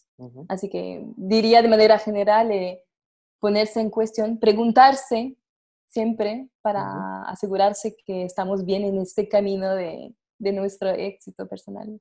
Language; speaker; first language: Spanish; non-native, fluent; French